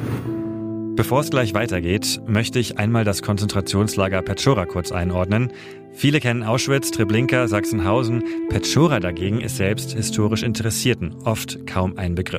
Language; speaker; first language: German; native; German